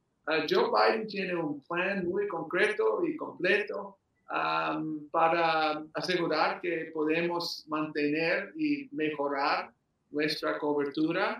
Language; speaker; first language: Spanish; early bilingual, heritage; English